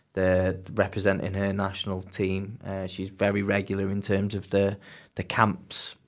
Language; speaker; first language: English; native; English